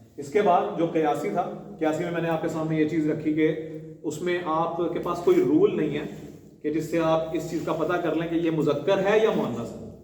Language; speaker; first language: Urdu; non-native, local second language; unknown